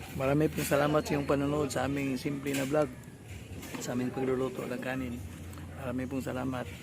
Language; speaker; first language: Filipino; non-native, local second language; Cebuano